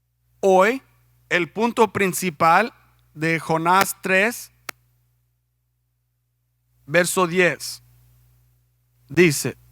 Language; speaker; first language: Spanish; non-native, fluent; English